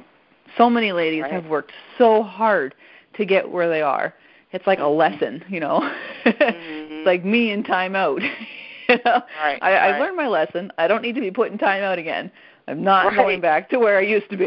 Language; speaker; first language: English; non-native, fluent; French